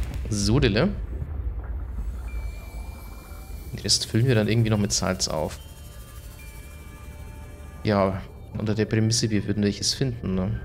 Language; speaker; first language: German; native; German